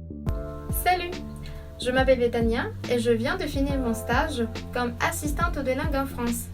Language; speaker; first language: French; non-native, fluent; Spanish